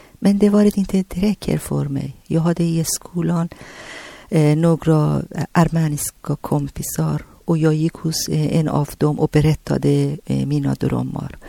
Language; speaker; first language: Swedish; non-native, learner; Persian